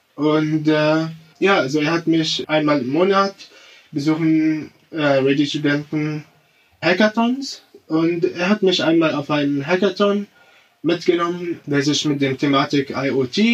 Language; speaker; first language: German; non-native, fluent; Arabic